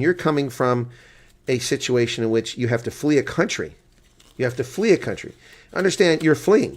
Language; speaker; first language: English; native; English